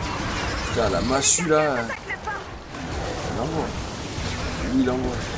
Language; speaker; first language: French; native; French